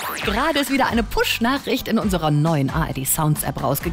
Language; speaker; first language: German; native; German